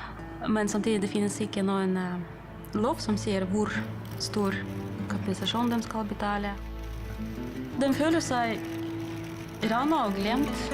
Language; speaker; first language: Norwegian; non-native, fluent; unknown